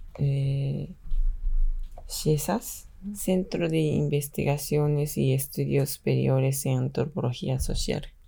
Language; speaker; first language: Spanish; non-native, fluent; Japanese